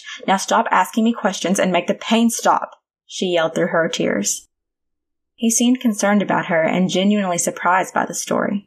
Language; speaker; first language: English; native; English